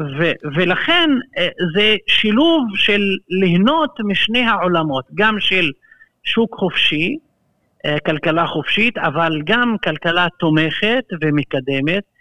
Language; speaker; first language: Hebrew; non-native, local second language; Arabic